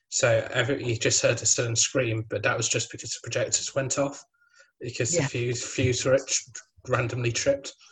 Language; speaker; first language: English; native; English